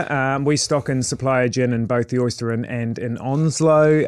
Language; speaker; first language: English; native; English